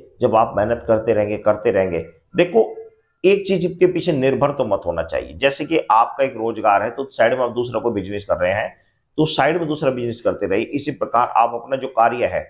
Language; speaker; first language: Hindi; native; Hindi